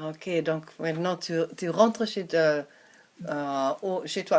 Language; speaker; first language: French; non-native, learner; German